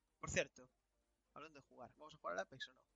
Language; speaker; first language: Spanish; native; Spanish